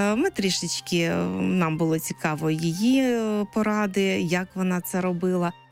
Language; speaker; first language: Ukrainian; native; Ukrainian